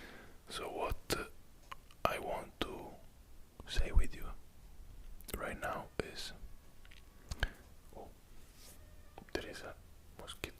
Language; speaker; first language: English; non-native, fluent; Italian